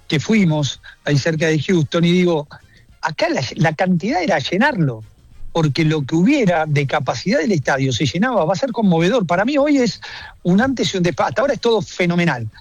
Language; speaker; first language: Spanish; native; Spanish